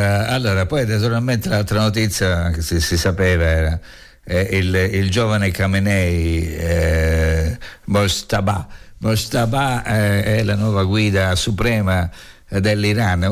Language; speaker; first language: Italian; native; Italian